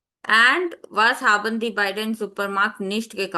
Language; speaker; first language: German; non-native, fluent; Hindi